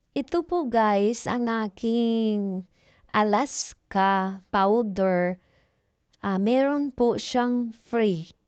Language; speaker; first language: Filipino; non-native, local second language; Cebuano